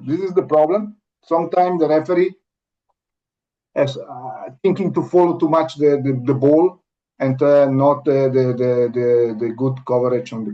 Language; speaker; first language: English; non-native, learner; Italian